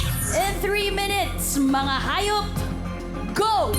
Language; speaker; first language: Filipino; native; Filipino